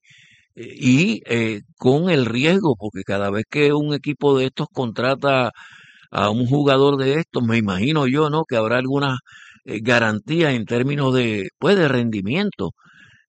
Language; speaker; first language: Spanish; native; Spanish